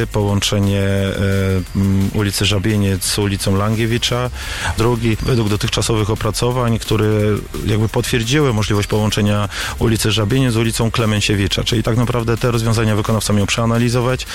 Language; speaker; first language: Polish; native; Polish